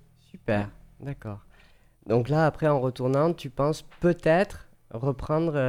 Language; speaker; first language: French; native; French